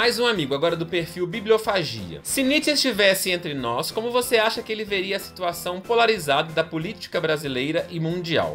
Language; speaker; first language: Portuguese; native; Portuguese